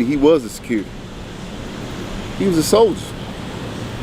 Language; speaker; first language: English; native; English